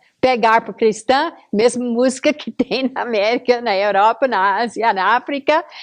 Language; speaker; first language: Portuguese; non-native, fluent; English